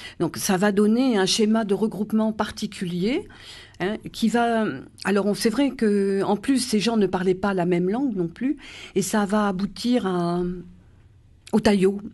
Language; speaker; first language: French; native; French